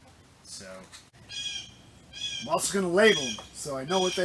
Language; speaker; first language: English; native; English